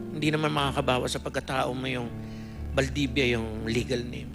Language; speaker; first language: Filipino; native; Filipino